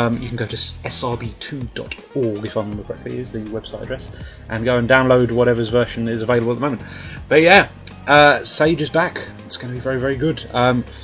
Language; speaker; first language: English; native; English